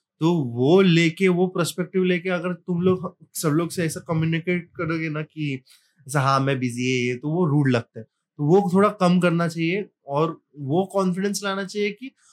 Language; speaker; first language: Hindi; non-native, local second language; Marathi